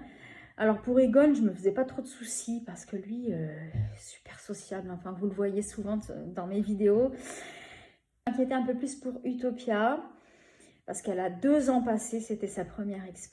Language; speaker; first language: French; native; French